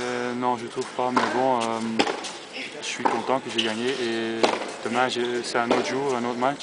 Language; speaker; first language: French; non-native, learner; Dutch